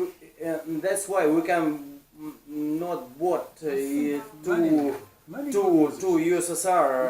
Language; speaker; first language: English; non-native, learner; Russian